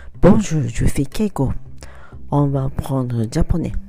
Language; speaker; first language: French; non-native, learner; Japanese